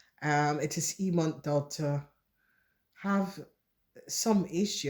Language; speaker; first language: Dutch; non-native, fluent; English